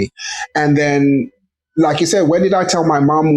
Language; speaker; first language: English; native; English